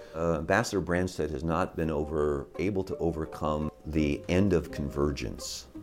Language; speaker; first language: English; non-native, fluent; Chinese